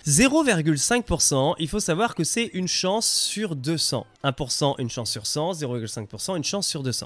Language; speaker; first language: French; native; French